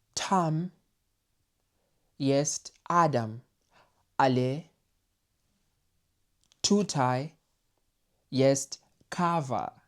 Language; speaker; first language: Polish; non-native, learner; English